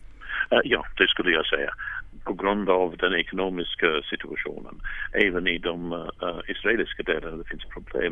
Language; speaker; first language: Swedish; non-native, fluent; English